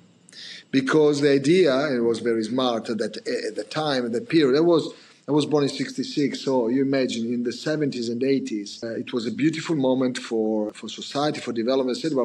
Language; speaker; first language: English; non-native, fluent; Italian